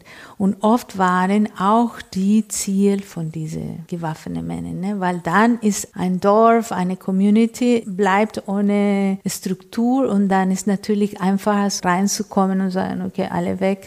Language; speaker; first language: German; non-native, fluent; Spanish